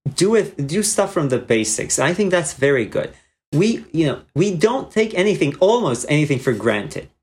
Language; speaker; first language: English; non-native, fluent; Croatian